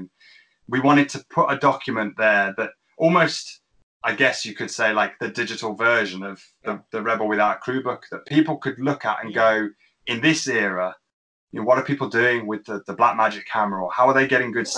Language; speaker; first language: English; native; English